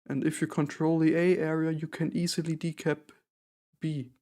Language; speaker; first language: English; non-native, fluent; German